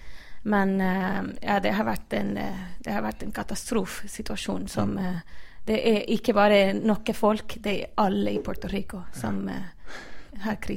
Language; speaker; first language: Norwegian; non-native, fluent; Spanish